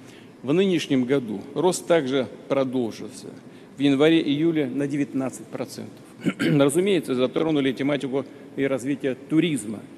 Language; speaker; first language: Russian; native; Russian